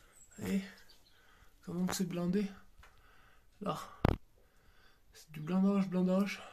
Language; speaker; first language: French; native; French